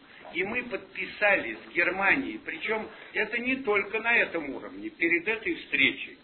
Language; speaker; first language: Russian; native; Russian